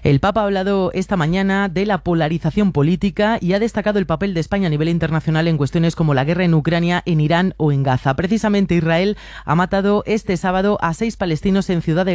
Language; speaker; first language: Spanish; native; Spanish